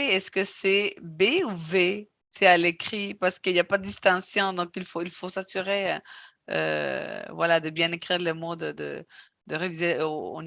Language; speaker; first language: French; non-native, fluent; Spanish